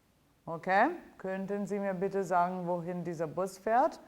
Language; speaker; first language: German; non-native, fluent; English